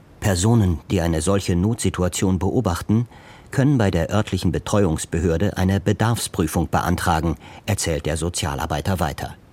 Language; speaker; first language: German; native; German